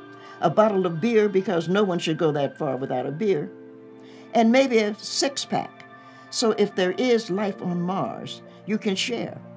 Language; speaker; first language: English; native; English